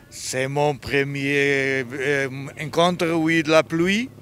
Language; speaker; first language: French; non-native, learner; Portuguese